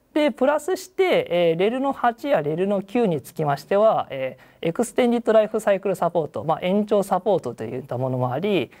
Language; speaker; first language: Japanese; native; Japanese